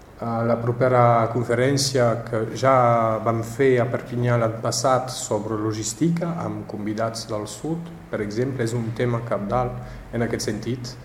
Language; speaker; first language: Catalan; non-native, local second language; French